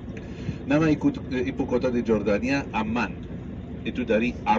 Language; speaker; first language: Indonesian; non-native, learner; Arabic